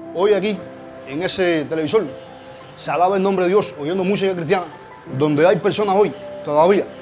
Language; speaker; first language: Spanish; native; Spanish